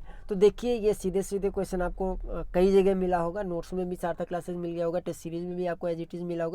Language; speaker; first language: Hindi; native; Hindi